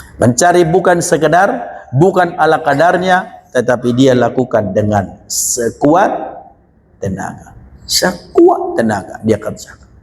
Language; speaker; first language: Indonesian; non-native, local second language; Batak Toba